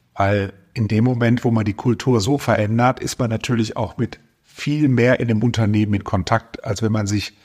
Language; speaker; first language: German; native; German